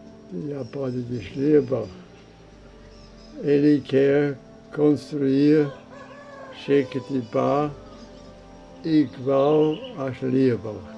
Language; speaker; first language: Portuguese; non-native, fluent; German